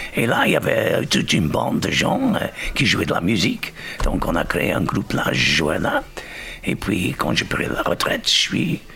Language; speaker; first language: French; non-native, fluent; English